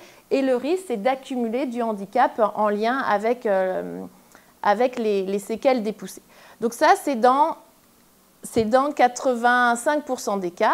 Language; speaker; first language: French; native; French